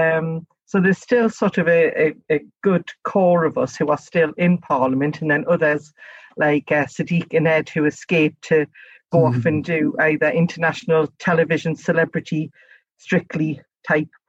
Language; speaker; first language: English; native; English